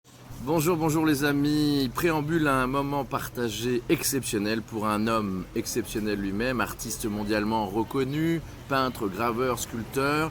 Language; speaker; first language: French; native; French